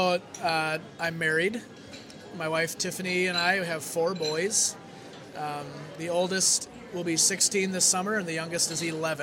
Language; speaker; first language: English; native; English